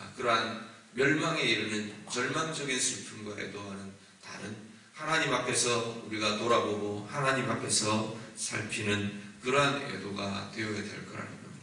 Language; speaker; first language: Korean; native; Korean